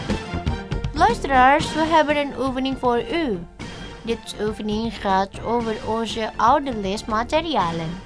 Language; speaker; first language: Dutch; non-native, fluent; Indonesian